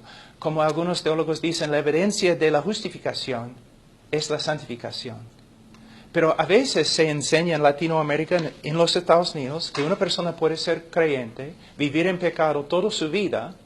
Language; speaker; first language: Spanish; non-native, fluent; English